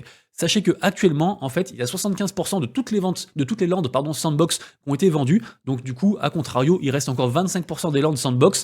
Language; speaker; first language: French; native; French